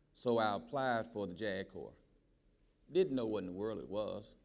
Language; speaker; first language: English; native; English